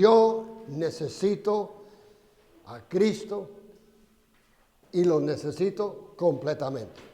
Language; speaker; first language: Spanish; non-native, fluent; English